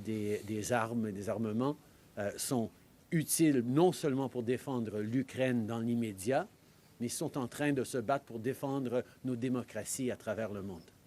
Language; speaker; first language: French; native; French